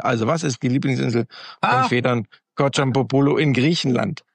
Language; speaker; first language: German; native; German